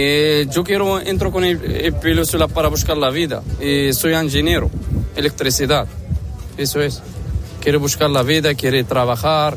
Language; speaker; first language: Spanish; non-native, learner; Arabic